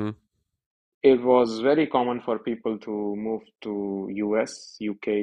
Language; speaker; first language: English; non-native, local second language; Hindi